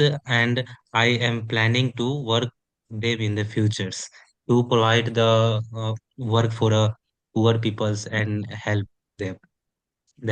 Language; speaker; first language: English; non-native, learner; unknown